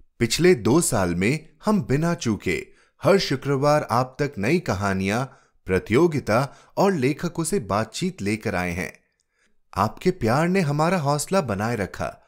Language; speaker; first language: Hindi; native; Hindi